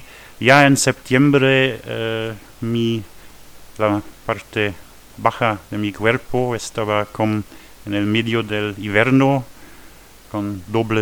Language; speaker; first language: Spanish; non-native, learner; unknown